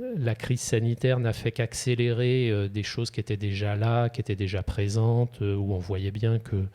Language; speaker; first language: French; native; French